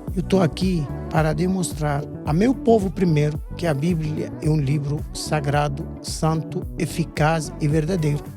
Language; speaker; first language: Portuguese; non-native, fluent; Arabic